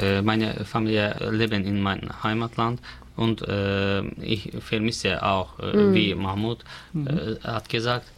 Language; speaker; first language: German; non-native, learner; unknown